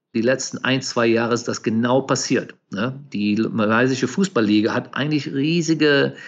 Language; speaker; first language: German; native; German